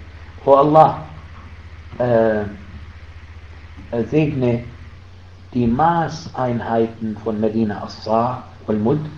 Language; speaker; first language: German; non-native, fluent; Arabic